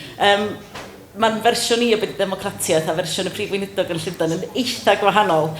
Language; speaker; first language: Welsh; native; Welsh